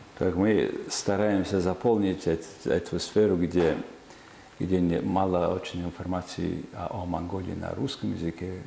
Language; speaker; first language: Russian; non-native, fluent; Mongolian